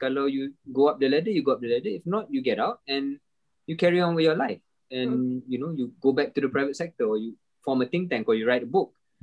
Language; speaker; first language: English; non-native, local second language; Malay